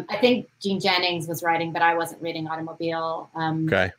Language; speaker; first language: English; native; English